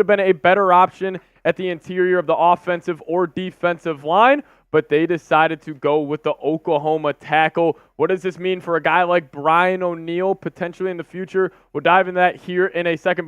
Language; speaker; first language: English; native; English